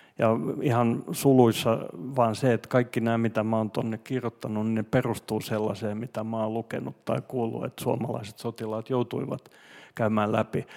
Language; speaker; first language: Finnish; non-native, local second language; Swedish